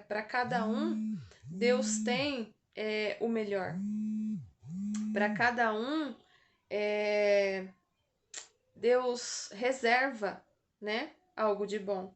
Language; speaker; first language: Portuguese; native; Portuguese